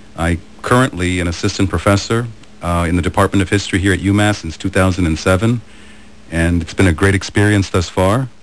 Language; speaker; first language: English; early bilingual, other home language; Spanish